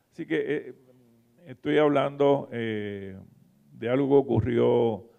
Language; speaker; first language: Spanish; native; Spanish